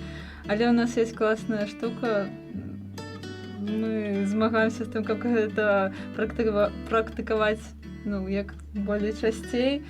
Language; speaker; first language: Belarusian; non-native, local second language; Russian